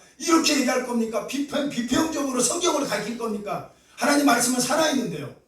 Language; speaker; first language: Korean; native; Korean